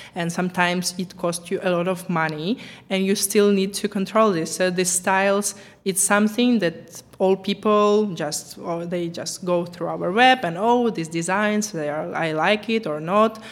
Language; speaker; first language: English; non-native, fluent; Ukrainian